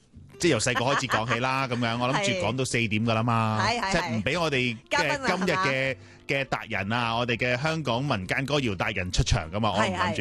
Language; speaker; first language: Cantonese; native; Cantonese